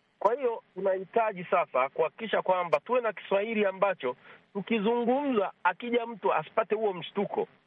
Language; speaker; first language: Swahili; native; Swahili